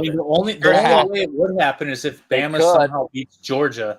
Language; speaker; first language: English; native; English